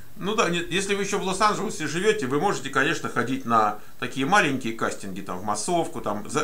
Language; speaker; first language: Russian; native; Russian